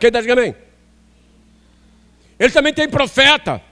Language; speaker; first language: Portuguese; native; Portuguese